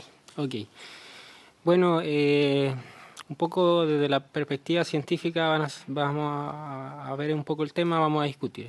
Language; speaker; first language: Spanish; native; Spanish